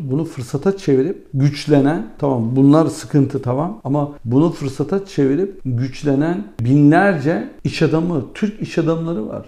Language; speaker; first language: Turkish; early bilingual, heritage; Turkish